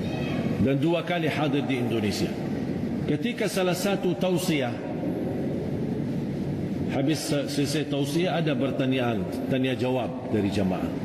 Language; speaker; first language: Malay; non-native, fluent; Arabic